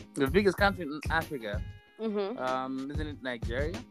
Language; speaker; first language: English; non-native, local second language; Shona